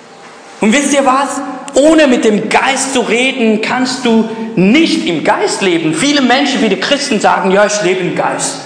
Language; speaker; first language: German; early bilingual, other home language; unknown